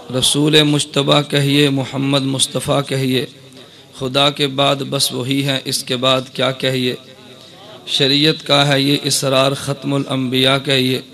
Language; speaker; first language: Urdu; non-native, local second language; Punjabi